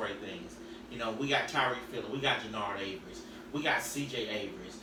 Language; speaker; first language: English; native; English